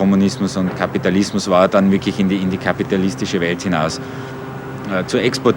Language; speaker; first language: German; native; German